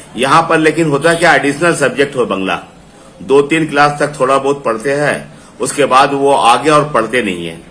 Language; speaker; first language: Hindi; non-native, local second language; Urdu